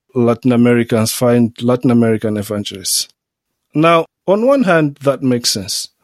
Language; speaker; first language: English; non-native, local second language; Nyanja